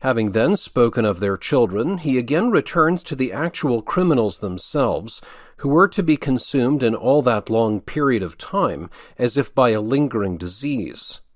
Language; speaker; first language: English; native; English